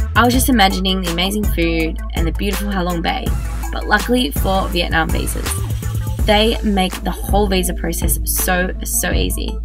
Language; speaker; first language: English; native; English